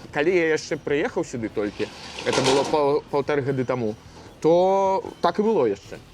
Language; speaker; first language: Belarusian; non-native, local second language; Russian